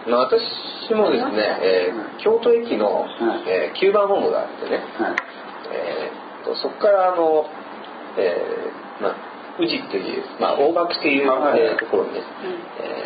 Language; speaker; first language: Japanese; non-native, fluent; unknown